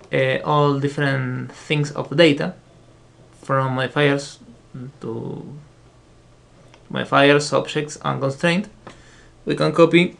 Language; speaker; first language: English; non-native, fluent; Spanish